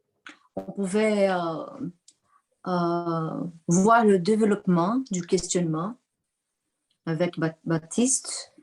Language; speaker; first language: French; non-native, fluent; Portuguese